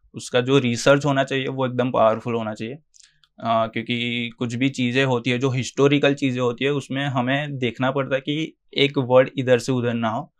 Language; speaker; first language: Hindi; non-native, local second language; Gujarati